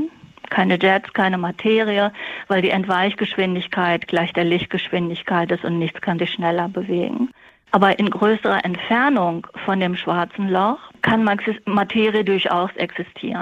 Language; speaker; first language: German; native; German